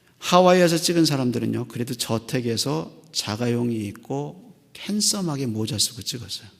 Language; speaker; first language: Korean; native; Korean